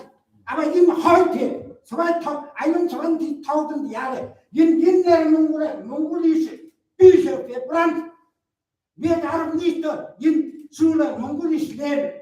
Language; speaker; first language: German; non-native, learner; Mongolian